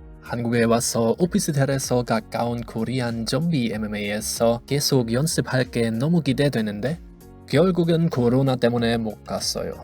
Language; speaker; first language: Korean; non-native, fluent; German